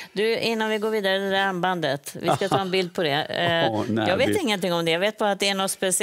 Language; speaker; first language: Swedish; native; Swedish